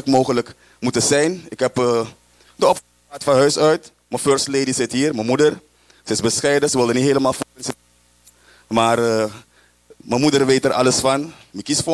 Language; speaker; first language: Dutch; native; Dutch